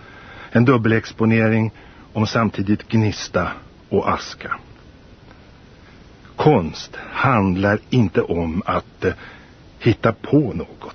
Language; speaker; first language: Swedish; native; Swedish